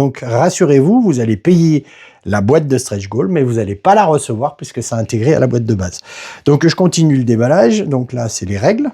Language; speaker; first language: French; native; French